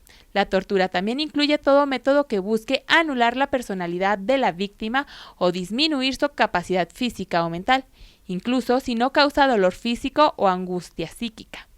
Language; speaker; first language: Spanish; native; Spanish